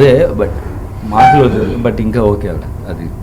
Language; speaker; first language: Telugu; non-native, learner; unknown